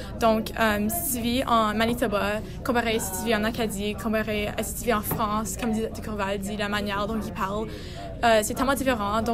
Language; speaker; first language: French; non-native, local second language; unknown